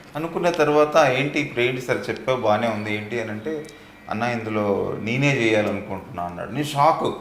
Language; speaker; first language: Telugu; native; Telugu